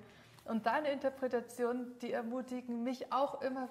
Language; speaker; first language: German; native; German